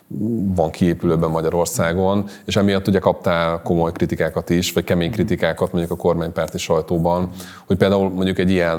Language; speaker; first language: Hungarian; native; Hungarian